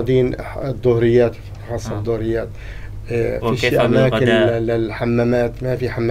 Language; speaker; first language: Arabic; native; Arabic